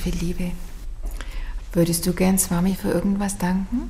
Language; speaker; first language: German; native; German